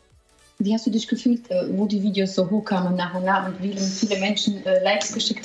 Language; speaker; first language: German; non-native, learner; Albanian